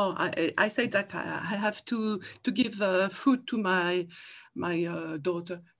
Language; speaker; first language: English; non-native, learner; French